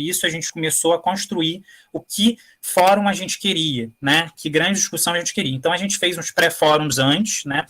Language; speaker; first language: Portuguese; native; Portuguese